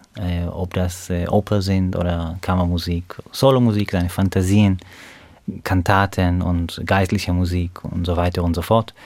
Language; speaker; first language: German; non-native, fluent; Hebrew